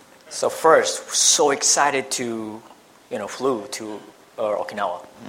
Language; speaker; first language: English; non-native, fluent; Japanese